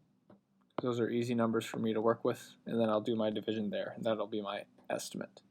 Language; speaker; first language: English; native; English